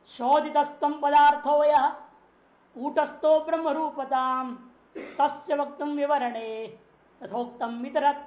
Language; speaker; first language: Hindi; non-native, local second language; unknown